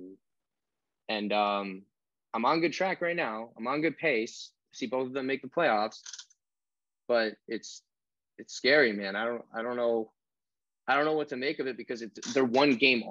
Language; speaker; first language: English; native; English